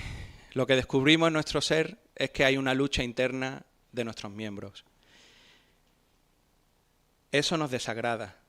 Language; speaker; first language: Spanish; native; Spanish